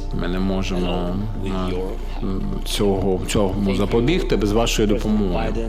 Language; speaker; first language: Ukrainian; non-native, local second language; Russian